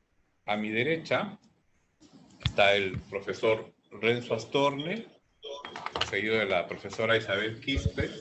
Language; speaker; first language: Spanish; native; Spanish